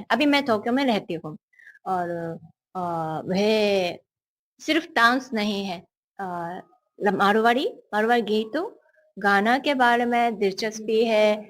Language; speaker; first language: Hindi; non-native, learner; Japanese